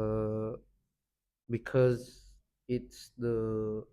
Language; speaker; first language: English; non-native, learner; Indonesian